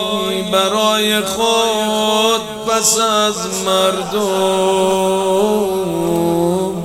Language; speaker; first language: Persian; native; Persian